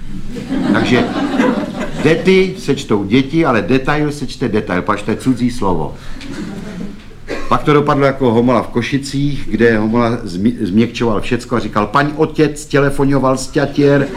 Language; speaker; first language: Czech; native; Czech